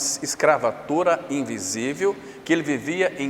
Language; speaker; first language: Portuguese; native; Portuguese